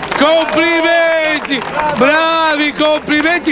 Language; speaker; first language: Italian; native; Italian